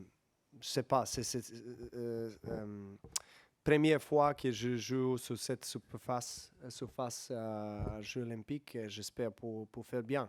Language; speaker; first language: French; non-native, learner; Serbian